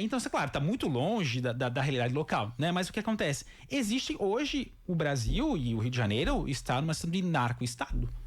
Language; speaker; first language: Portuguese; native; Portuguese